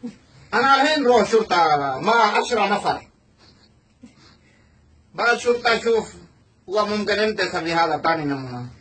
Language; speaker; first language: Arabic; non-native, learner; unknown